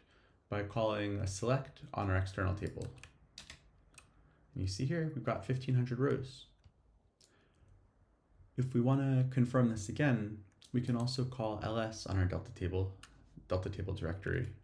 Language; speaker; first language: English; native; English